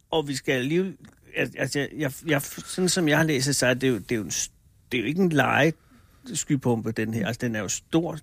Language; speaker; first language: Danish; native; Danish